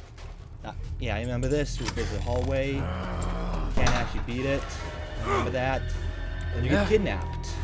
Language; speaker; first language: English; native; English